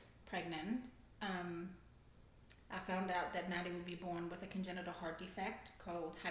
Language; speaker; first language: English; non-native, fluent; German